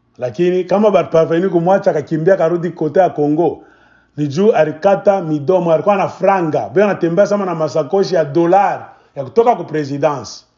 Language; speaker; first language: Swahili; native; Swahili